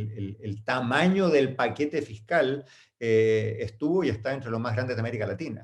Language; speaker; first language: Spanish; native; Spanish